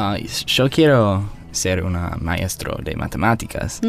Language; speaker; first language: Spanish; non-native, learner; English